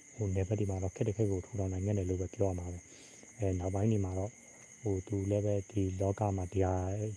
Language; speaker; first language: Burmese; native; Burmese